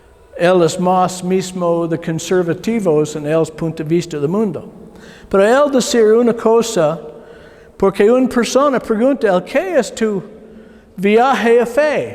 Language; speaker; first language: Spanish; non-native, learner; English